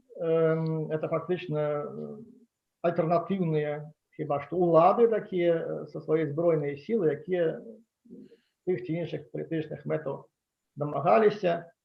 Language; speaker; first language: Belarusian; non-native, local second language; Russian